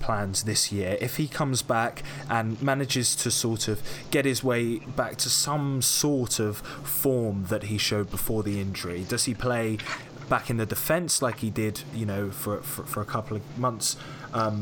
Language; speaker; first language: English; native; English